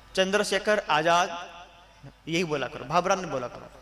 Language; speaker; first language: Hindi; non-native, local second language; Gujarati